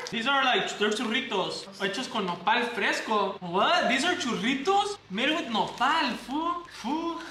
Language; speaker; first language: English; non-native, fluent; Spanish